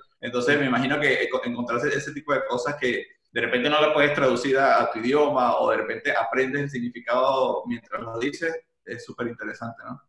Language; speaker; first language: Spanish; native; Spanish